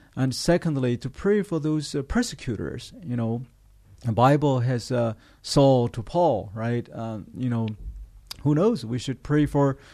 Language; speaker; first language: English; non-native, fluent; Chinese